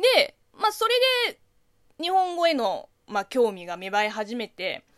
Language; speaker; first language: Japanese; non-native, fluent; Chinese